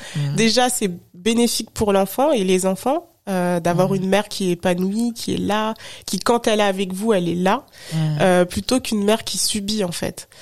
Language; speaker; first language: French; native; French